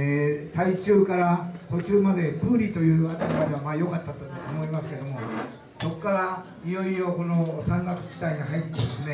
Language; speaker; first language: Japanese; native; Japanese